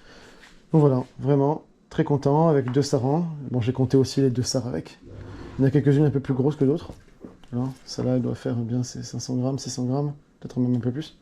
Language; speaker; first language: French; native; French